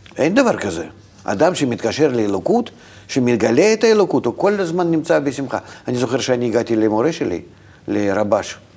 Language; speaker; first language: Hebrew; non-native, fluent; Russian